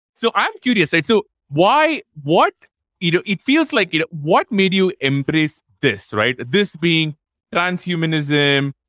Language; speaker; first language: English; non-native, local second language; Tamil